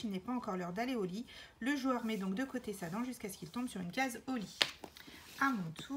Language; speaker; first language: French; native; French